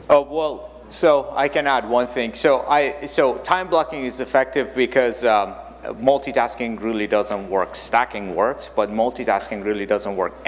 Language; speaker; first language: English; non-native, fluent; German